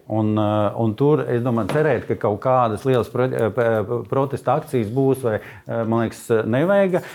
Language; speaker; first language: Latvian; native; Latvian